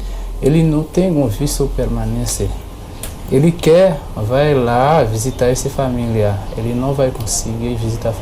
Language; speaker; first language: Portuguese; non-native, learner; Haitian Creole